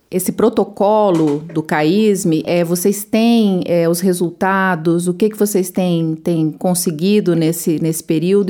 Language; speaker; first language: Portuguese; native; Portuguese